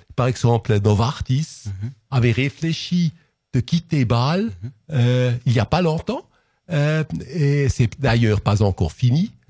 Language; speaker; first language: French; non-native, local second language; Swiss German